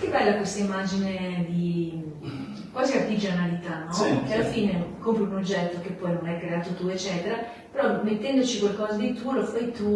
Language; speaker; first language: Italian; native; Italian